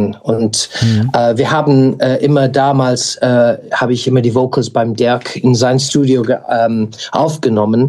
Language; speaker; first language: German; non-native, fluent; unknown